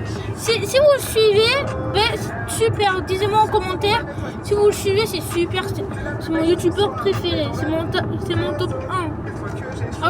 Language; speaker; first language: French; early bilingual, other home language; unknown